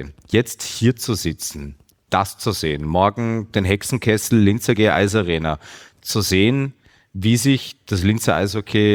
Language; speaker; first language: German; native; German